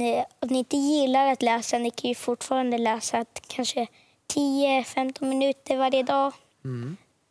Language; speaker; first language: Swedish; early bilingual, other home language; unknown